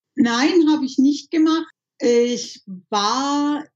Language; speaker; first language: German; native; German